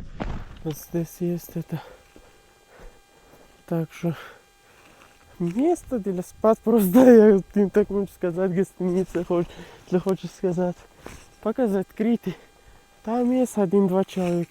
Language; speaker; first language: Russian; non-native, learner; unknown